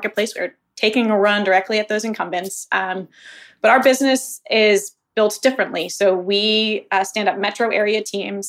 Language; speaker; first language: English; native; English